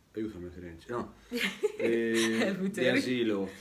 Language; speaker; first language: English; non-native, learner; Italian